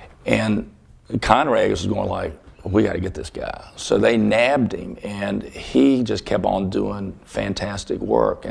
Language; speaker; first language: English; native; English